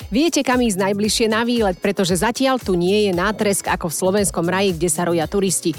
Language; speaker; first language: Slovak; native; Slovak